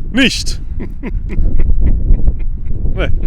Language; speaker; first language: German; native; German